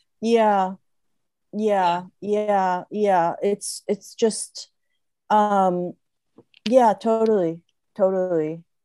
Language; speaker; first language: English; non-native, fluent; Hebrew